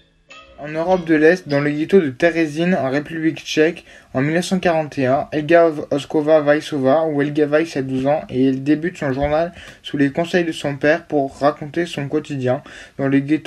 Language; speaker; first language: French; native; French